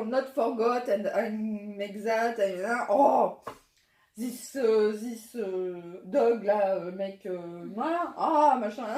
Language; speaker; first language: English; non-native, learner; French